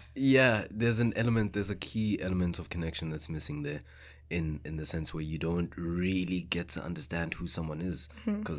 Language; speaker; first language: English; non-native, local second language; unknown